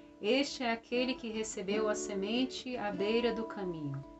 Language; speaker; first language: Portuguese; native; Portuguese